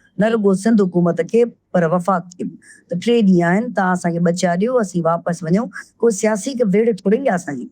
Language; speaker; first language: Sindhi; native; Sindhi